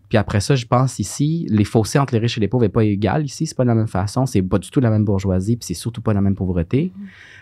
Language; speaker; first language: French; early bilingual, other home language; Spanish